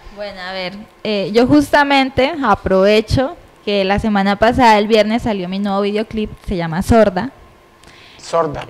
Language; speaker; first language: Spanish; native; Spanish